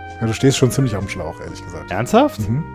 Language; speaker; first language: German; native; German